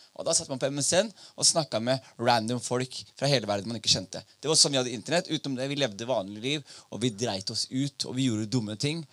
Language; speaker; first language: Norwegian; early bilingual, other home language; Somali